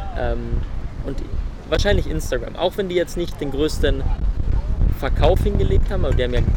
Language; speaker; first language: German; early bilingual, other home language; Swedish